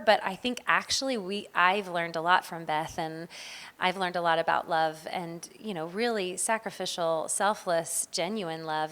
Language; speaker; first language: English; native; English